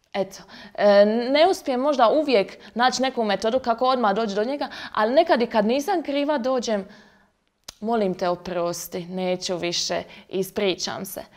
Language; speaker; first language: Croatian; native; Croatian